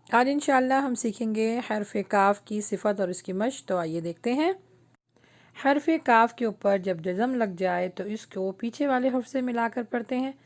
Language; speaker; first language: Urdu; native; Urdu